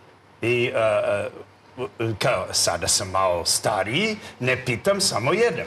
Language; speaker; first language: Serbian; non-native, learner; English